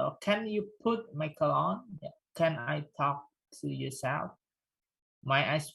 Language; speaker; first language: English; non-native, fluent; Indonesian